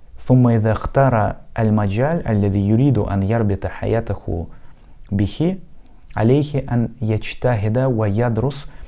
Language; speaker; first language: Arabic; non-native, fluent; Russian